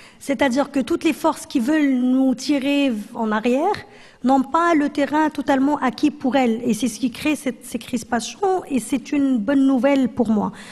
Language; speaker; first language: French; non-native, local second language; Arabic